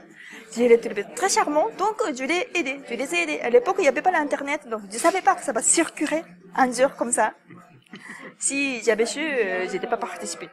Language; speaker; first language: French; non-native, fluent; Japanese